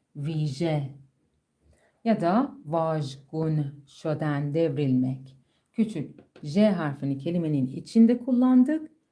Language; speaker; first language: Turkish; non-native, fluent; Persian